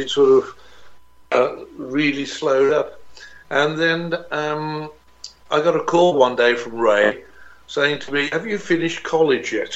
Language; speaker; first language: English; native; English